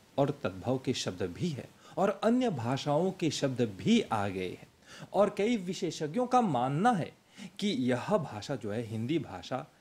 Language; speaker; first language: Hindi; early bilingual, heritage; Hindi